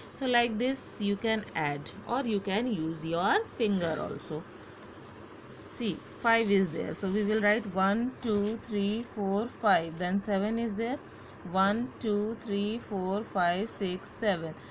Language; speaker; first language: English; non-native, local second language; Hindi